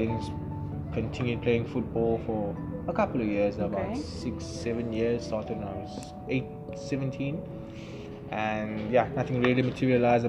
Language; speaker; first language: English; non-native, local second language; Xhosa